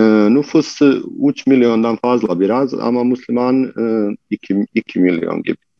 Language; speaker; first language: Turkish; non-native, fluent; Bosnian